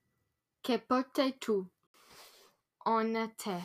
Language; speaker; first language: French; non-native, learner; English